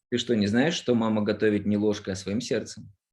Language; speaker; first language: Russian; native; Russian